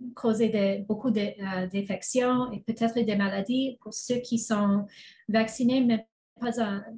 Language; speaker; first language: French; non-native, learner; English